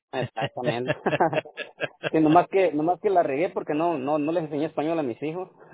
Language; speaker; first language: Spanish; native; Spanish